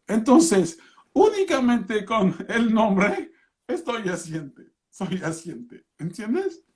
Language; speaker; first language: Spanish; non-native, fluent; French